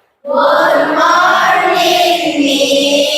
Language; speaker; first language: English; non-native, learner; Indonesian